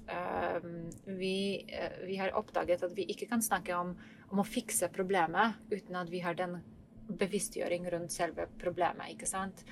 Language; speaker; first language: Norwegian; non-native, fluent; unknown